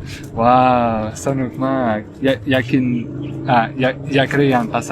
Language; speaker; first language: Thai; non-native, learner; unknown